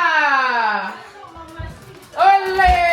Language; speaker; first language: Spanish; non-native, learner; French